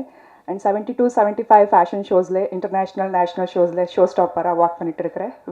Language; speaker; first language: Tamil; non-native, learner; Kannada